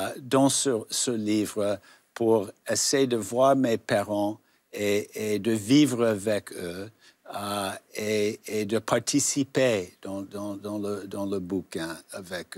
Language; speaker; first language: French; non-native, fluent; English